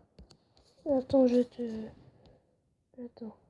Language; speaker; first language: French; native; French